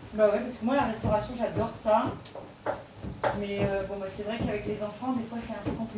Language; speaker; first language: French; native; French